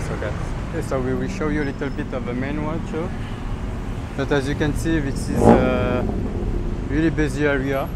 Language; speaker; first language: English; non-native, fluent; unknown